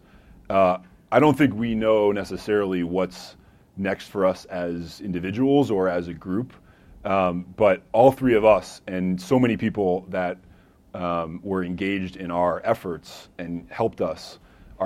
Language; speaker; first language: English; native; English